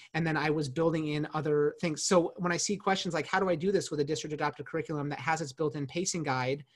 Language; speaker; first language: English; native; English